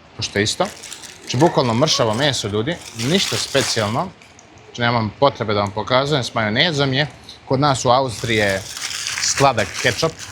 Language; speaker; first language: Bosnian; early bilingual, heritage; Bosnian